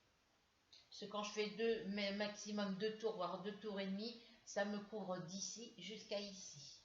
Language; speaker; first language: French; native; French